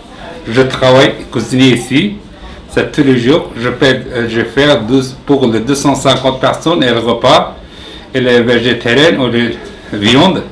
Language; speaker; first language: French; non-native, learner; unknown